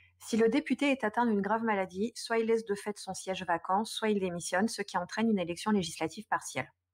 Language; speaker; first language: French; native; French